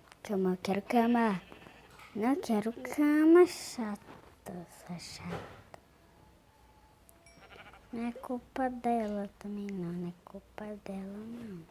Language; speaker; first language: Portuguese; native; Portuguese